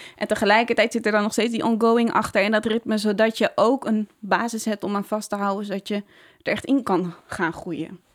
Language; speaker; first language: Dutch; native; Dutch